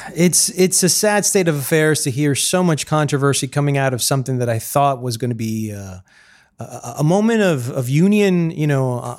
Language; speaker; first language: English; early bilingual, other home language; Spanish